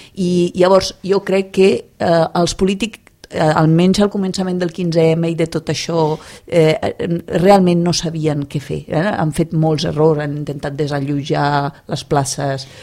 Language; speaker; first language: Catalan; non-native, fluent; Italian